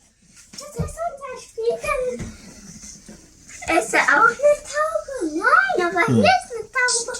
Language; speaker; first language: German; early bilingual, other home language; English